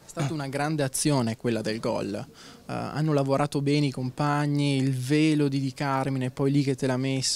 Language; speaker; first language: Italian; native; Italian